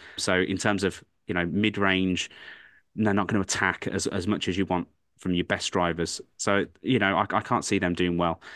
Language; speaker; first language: English; native; English